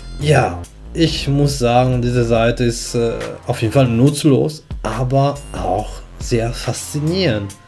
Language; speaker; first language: German; non-native, fluent; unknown